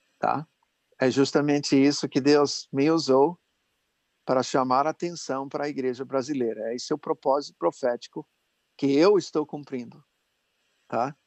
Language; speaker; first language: Portuguese; non-native, fluent; English